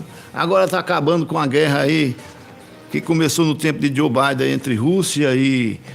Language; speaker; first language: Portuguese; native; Portuguese